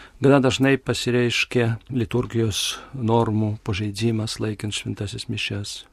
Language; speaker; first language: Lithuanian; early bilingual, heritage; Lithuanian